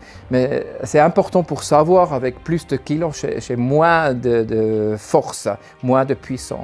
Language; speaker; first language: French; non-native, learner; German